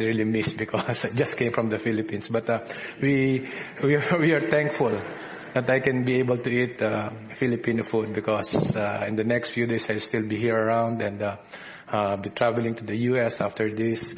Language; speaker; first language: English; non-native, local second language; Filipino